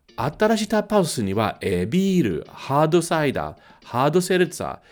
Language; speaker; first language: Japanese; native; Japanese